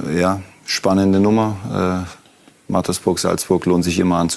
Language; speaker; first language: German; native; German